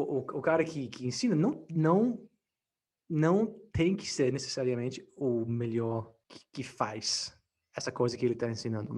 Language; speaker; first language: Portuguese; non-native, fluent; English